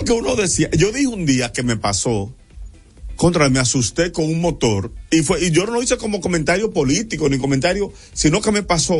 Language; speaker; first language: Spanish; native; Spanish